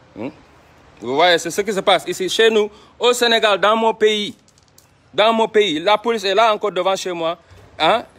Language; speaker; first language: French; non-native, local second language; Wolof